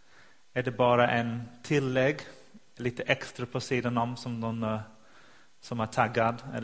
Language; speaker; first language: Swedish; non-native, fluent; English